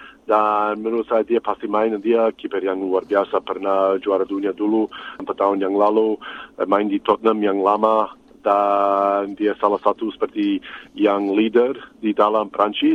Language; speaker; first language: Indonesian; non-native, fluent; English